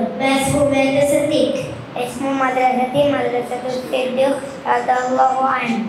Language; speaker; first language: Arabic; non-native, learner; Bangla